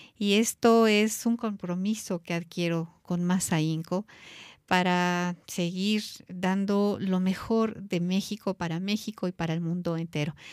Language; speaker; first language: Spanish; native; Spanish